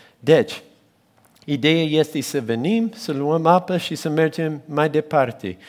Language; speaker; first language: Romanian; non-native, fluent; English